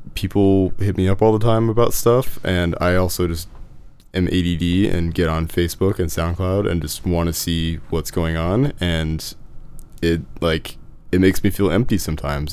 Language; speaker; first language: English; native; English